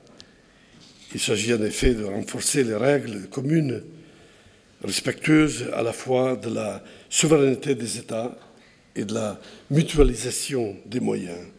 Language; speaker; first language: French; non-native, fluent; Italian